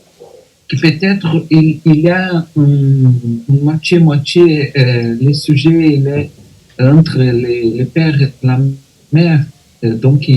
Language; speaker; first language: French; non-native, fluent; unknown